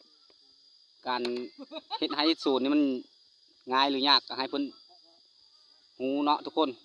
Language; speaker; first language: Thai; non-native, local second language; Lao